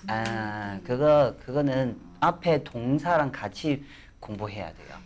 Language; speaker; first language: Korean; non-native, fluent; Chinese